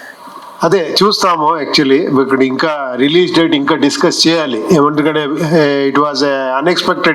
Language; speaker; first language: Telugu; non-native, local second language; Kannada